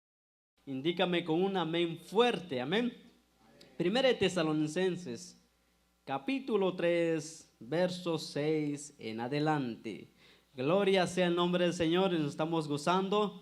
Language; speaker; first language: Spanish; native; Spanish